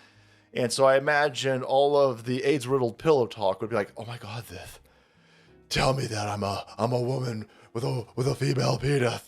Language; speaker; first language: English; native; English